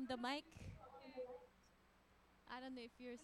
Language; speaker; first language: English; non-native, fluent; Korean